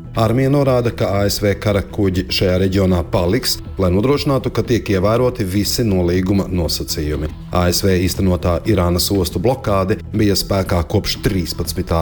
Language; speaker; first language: Latvian; non-native, local second language; Russian